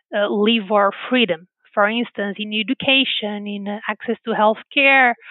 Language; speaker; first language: English; non-native, fluent; Portuguese